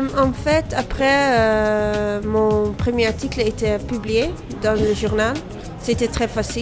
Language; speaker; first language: French; non-native, fluent; Dutch